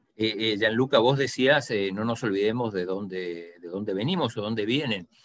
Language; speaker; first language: Spanish; native; Spanish